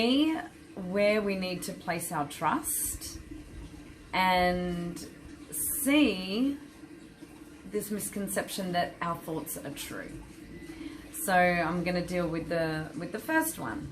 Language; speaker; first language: English; native; English